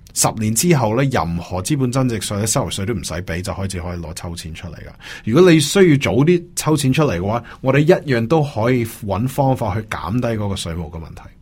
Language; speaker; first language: Cantonese; early bilingual, heritage; Cantonese